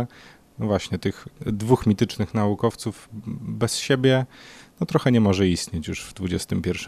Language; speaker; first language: Polish; native; Polish